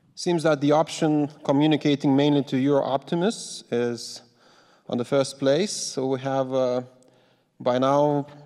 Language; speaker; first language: English; non-native, fluent; Lithuanian